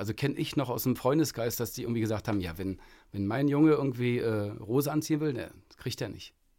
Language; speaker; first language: German; native; German